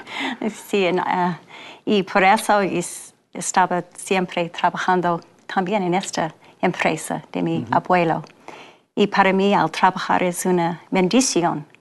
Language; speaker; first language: Spanish; non-native, learner; English